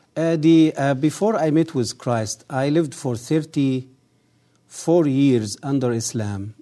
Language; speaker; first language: English; early bilingual, other home language; Arabic